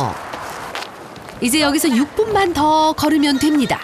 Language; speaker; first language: Korean; native; Korean